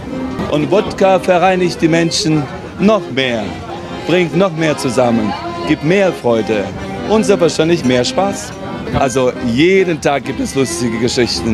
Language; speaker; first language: German; non-native, fluent; Russian